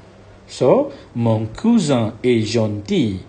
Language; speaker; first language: French; non-native, fluent; Malay